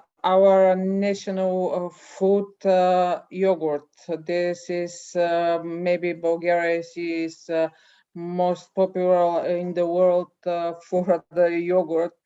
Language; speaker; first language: English; non-native, learner; Bulgarian